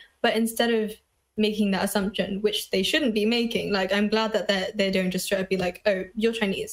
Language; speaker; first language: English; native; English